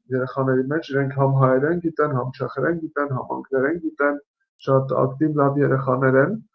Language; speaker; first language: Armenian; native; Armenian